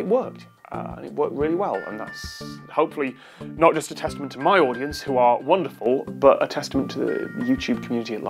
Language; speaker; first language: English; native; English